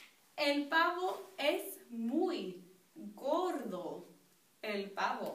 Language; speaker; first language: Spanish; non-native, fluent; English